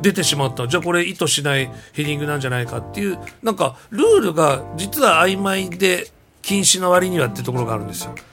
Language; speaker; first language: Japanese; native; Japanese